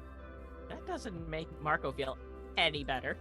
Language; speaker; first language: English; native; English